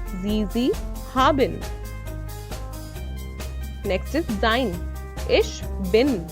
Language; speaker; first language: German; non-native, fluent; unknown